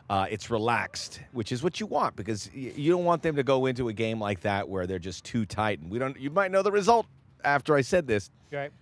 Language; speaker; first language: English; native; English